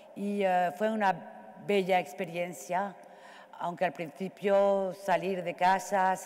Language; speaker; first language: Spanish; non-native, fluent; Arabic